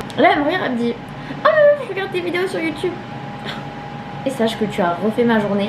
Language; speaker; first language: French; native; French